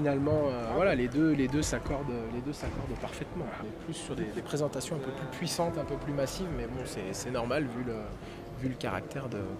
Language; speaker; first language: French; native; French